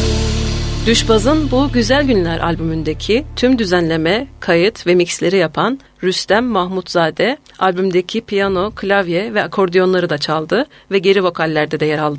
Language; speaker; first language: Turkish; native; Turkish